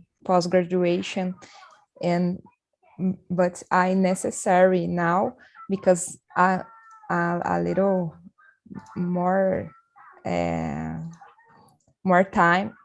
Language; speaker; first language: English; non-native, learner; Portuguese